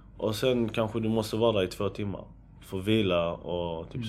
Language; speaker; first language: Swedish; early bilingual, other home language; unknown